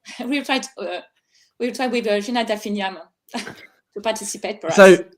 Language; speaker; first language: English; non-native, learner; French